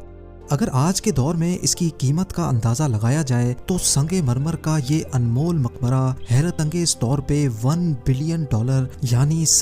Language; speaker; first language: Urdu; native; Urdu